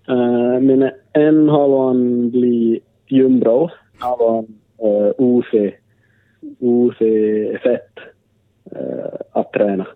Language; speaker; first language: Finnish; non-native, local second language; Swedish